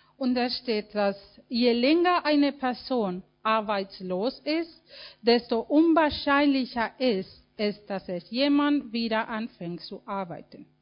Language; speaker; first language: German; non-native, fluent; Spanish